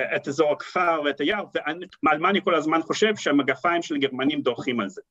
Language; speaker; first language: Hebrew; non-native, fluent; Russian